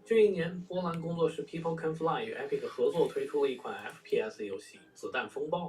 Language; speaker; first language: Chinese; native; Chinese